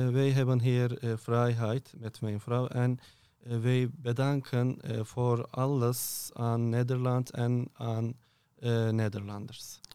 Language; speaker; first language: Dutch; non-native, fluent; Turkish